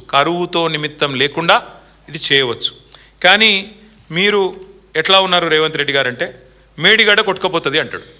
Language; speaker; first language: Telugu; native; Telugu